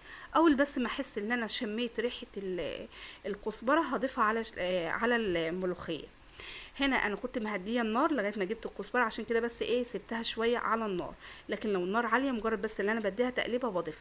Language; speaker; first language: Arabic; native; Arabic